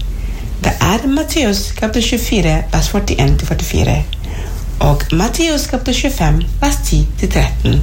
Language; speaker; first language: Norwegian; non-native, fluent; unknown